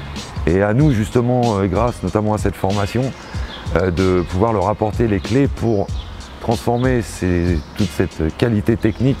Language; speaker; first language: French; native; French